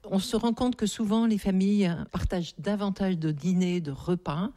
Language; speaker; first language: French; native; French